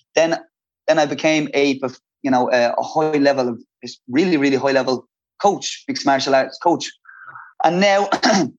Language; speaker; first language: English; native; English